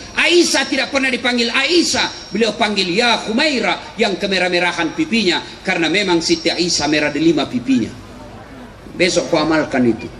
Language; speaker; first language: Indonesian; non-native, local second language; Buginese